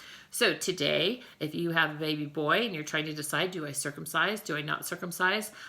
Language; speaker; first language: English; native; English